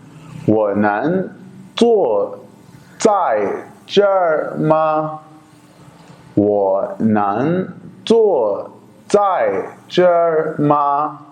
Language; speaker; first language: Chinese; non-native, fluent; Urdu